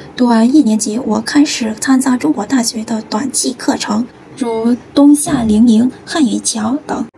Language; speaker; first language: Chinese; non-native, fluent; Vietnamese